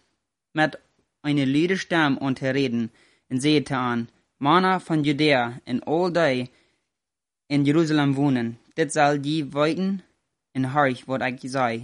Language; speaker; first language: German; non-native, learner; Plautdietsch